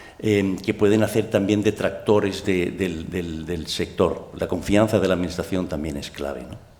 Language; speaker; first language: Spanish; native; Spanish